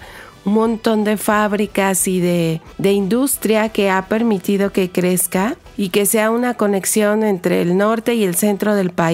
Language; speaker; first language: Spanish; native; Spanish